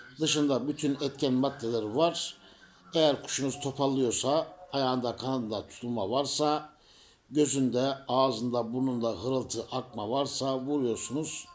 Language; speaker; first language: Turkish; native; Turkish